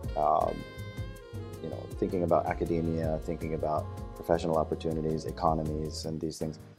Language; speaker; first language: English; native; English